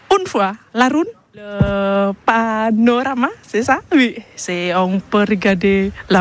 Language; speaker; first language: French; non-native, learner; Indonesian